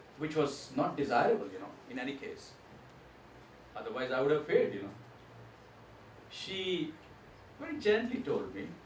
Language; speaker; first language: English; non-native, local second language; Gujarati